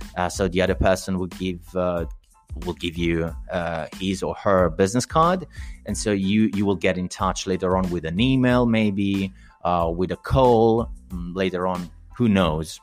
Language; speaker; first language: English; non-native, fluent; Italian